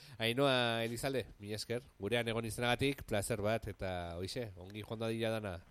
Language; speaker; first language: Basque; native; Basque